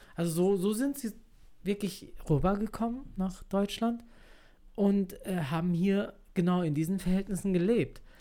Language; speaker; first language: German; early bilingual, other home language; Turkish